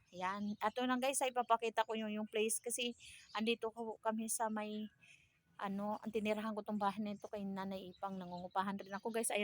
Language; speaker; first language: Filipino; non-native, local second language; Cebuano